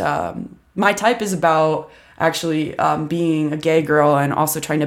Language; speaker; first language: English; native; English